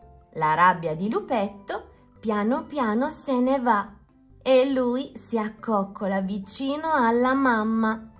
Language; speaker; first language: Italian; native; Italian